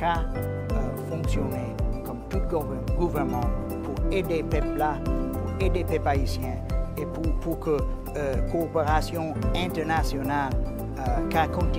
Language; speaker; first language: Haitian Creole; non-native, fluent; English